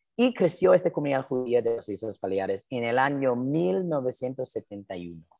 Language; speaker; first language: Spanish; non-native, fluent; English